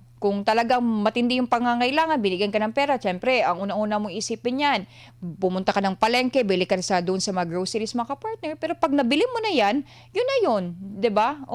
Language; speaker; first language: Filipino; non-native, local second language; Cebuano